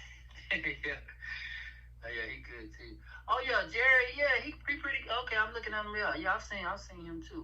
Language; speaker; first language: English; native; English